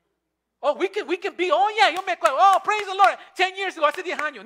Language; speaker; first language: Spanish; non-native, fluent; English